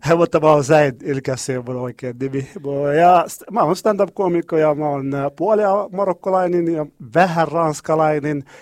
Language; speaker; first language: Finnish; non-native, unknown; Arabic